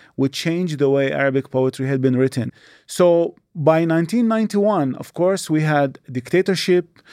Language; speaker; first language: English; non-native, fluent; Arabic